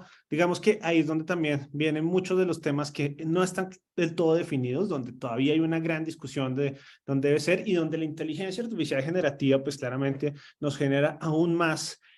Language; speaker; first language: Spanish; native; Spanish